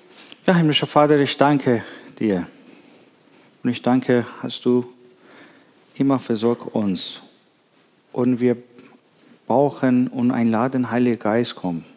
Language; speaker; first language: German; non-native, learner; Persian